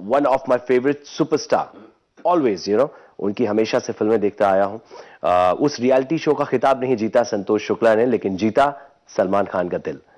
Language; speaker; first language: Hindi; native; Hindi